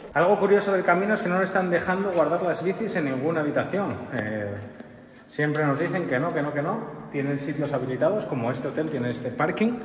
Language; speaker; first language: Spanish; native; Spanish